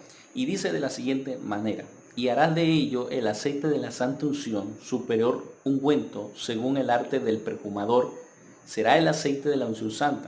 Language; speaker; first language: Spanish; native; Spanish